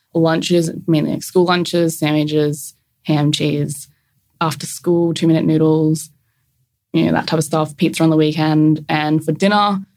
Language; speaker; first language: English; native; English